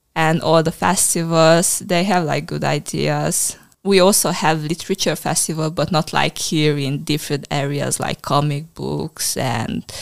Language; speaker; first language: English; non-native, fluent; Hungarian